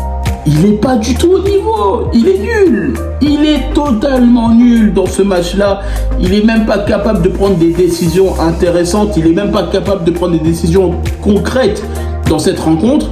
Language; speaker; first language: French; native; French